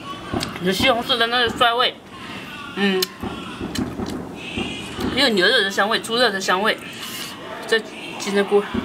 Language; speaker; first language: Chinese; native; Chinese